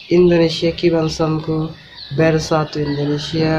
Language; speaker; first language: Indonesian; non-native, learner; Bangla